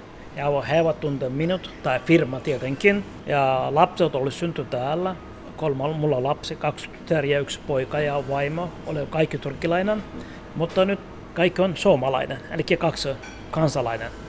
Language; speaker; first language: Finnish; non-native, learner; Turkish